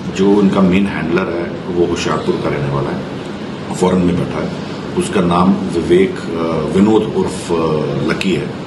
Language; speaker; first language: Hindi; non-native, local second language; Punjabi